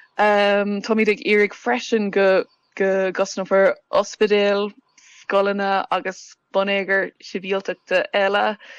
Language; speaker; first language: Irish; non-native, local second language; English